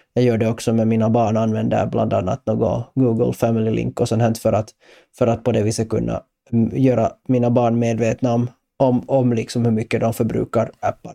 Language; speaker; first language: Swedish; native; Swedish